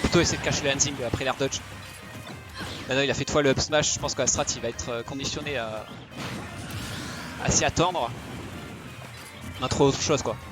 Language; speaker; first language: French; native; French